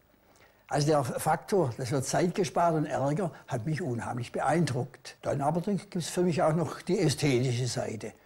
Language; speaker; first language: German; native; German